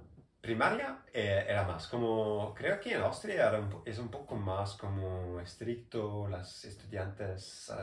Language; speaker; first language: Spanish; non-native, learner; German